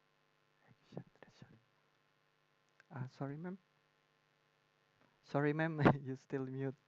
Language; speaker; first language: English; non-native, learner; Indonesian